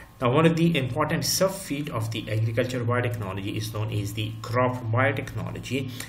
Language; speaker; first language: English; non-native, local second language; Urdu